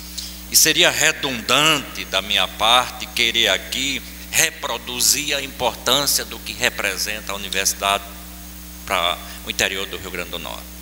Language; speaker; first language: Portuguese; native; Portuguese